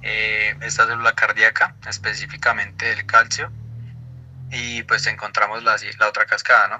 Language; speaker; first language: Spanish; native; Spanish